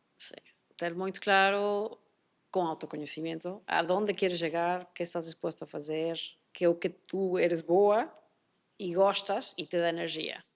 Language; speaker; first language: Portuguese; non-native, fluent; Spanish